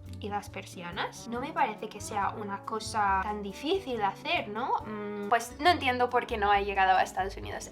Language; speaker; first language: Spanish; non-native, fluent; English